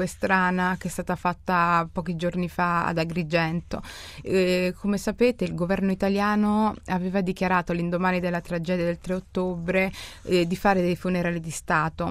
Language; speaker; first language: Italian; early bilingual, other home language; Somali